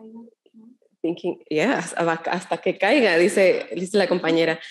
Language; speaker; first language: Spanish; early bilingual, heritage; Spanish